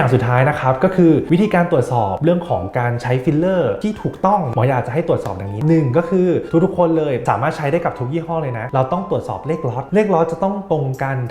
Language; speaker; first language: Thai; native; Thai